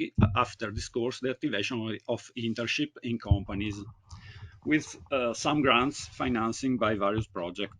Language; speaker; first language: English; non-native, learner; Italian